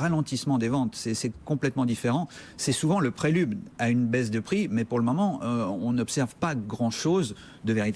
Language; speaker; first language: French; native; French